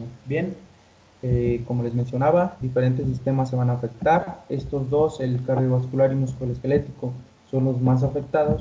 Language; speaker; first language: Spanish; native; Spanish